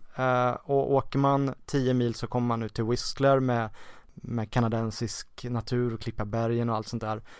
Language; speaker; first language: Swedish; native; Swedish